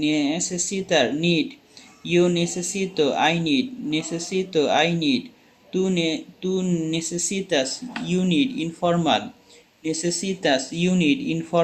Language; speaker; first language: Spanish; non-native, learner; Bangla